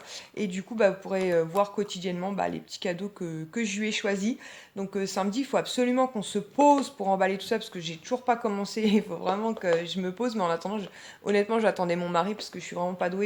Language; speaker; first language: French; native; French